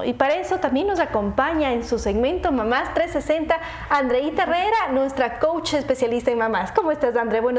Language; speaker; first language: Spanish; native; Spanish